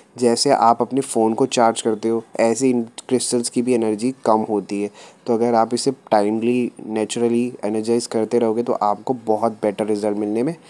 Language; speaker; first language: Hindi; native; Hindi